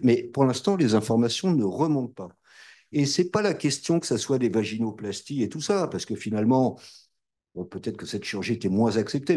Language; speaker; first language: French; native; French